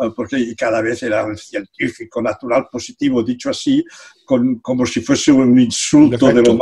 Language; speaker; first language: Spanish; non-native, local second language; Catalan